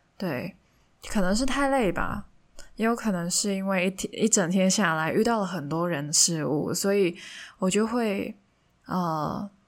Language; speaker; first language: Chinese; non-native, local second language; Cantonese